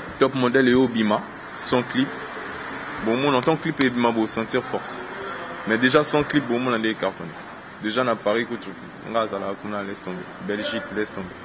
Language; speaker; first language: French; non-native, local second language; Lingala